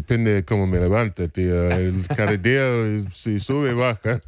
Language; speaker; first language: Spanish; non-native, fluent; English